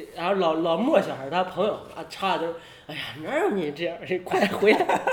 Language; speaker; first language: Chinese; native; Chinese